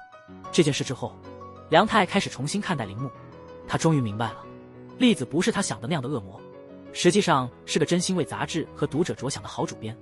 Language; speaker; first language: Chinese; native; Chinese